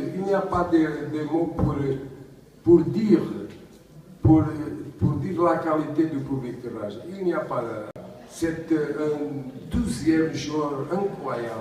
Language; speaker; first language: French; non-native, learner; Portuguese